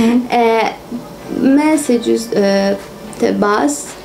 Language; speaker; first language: French; non-native, learner; Turkish